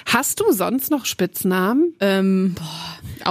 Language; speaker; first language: German; native; German